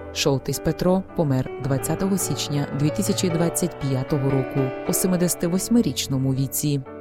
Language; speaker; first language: Ukrainian; non-native, local second language; Hungarian